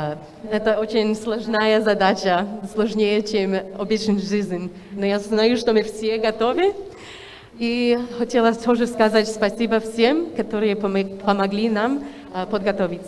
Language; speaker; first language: Russian; non-native, fluent; English